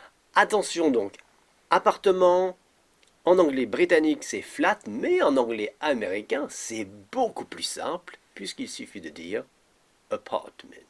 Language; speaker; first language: French; native; French